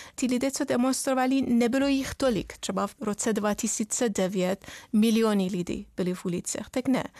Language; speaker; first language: Czech; non-native, fluent; Persian